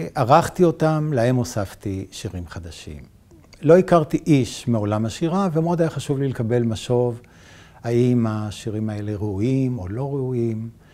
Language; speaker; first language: Hebrew; native; Hebrew